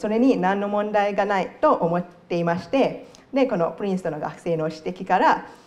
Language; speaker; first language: Japanese; non-native, fluent; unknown